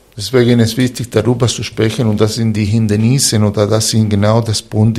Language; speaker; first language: German; non-native, fluent; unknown